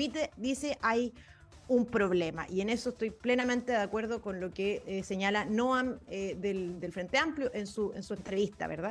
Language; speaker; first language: Spanish; native; Spanish